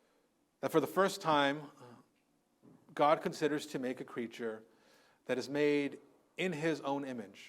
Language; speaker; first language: English; native; English